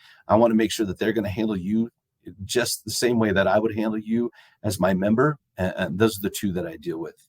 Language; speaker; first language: English; native; English